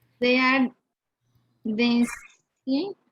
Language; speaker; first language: English; non-native, learner; Portuguese